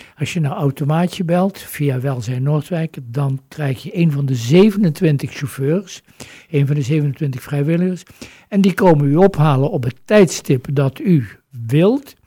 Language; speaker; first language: Dutch; native; Dutch